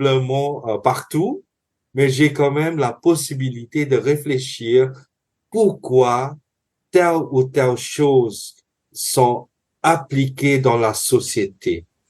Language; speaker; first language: French; non-native, fluent; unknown